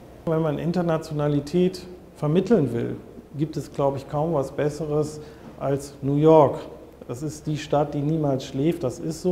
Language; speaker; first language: German; native; German